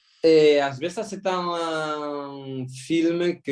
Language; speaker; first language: French; non-native, fluent; Spanish